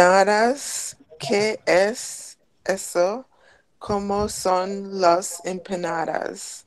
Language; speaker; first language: Spanish; non-native, learner; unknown